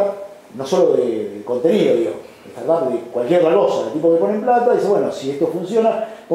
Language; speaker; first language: Spanish; native; Spanish